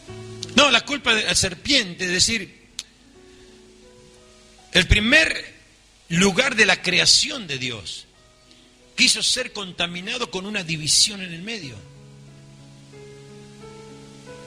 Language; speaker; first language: Spanish; native; Spanish